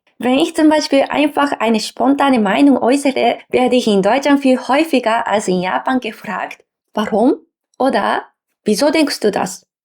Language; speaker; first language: German; non-native, fluent; Japanese